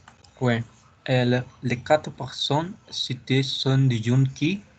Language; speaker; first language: French; non-native, learner; Spanish